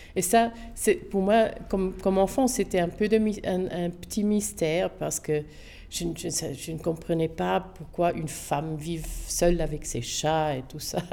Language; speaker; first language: French; non-native, local second language; German